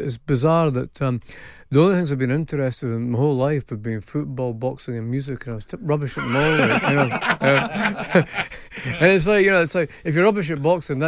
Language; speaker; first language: English; native; English